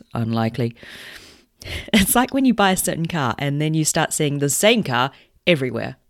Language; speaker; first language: English; native; English